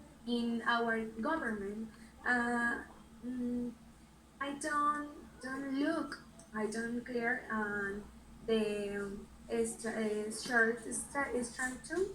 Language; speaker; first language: English; non-native, learner; Spanish